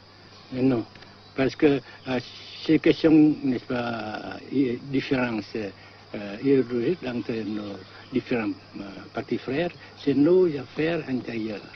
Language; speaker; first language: French; non-native, local second language; Vietnamese